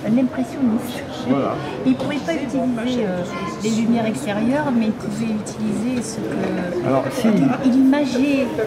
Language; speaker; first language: French; native; French